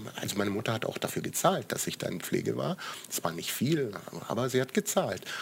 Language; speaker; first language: German; early bilingual, other home language; Croatian